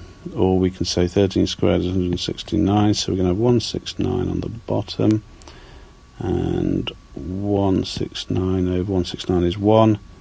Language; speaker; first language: English; native; English